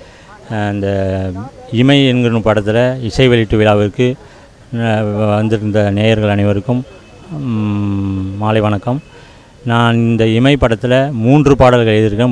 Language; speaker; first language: Tamil; native; Tamil